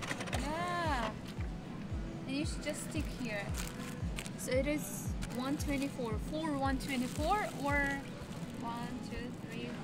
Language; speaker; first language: English; non-native, learner; Uzbek